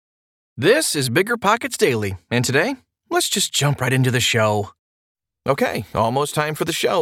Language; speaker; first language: English; native; English